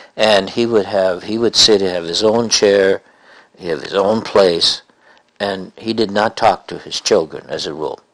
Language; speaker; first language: English; native; English